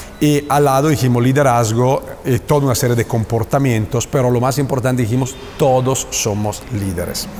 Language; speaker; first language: Spanish; non-native, fluent; Italian